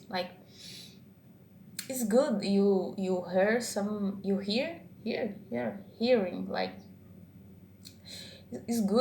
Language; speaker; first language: English; non-native, learner; Portuguese